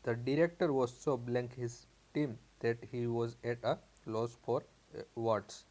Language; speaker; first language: English; non-native, local second language; Gujarati